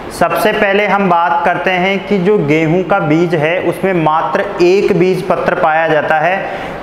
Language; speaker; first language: Hindi; native; Hindi